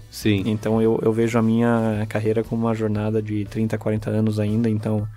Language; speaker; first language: Portuguese; early bilingual, other home language; German